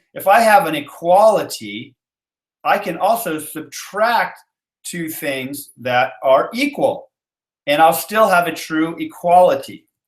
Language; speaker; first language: English; native; English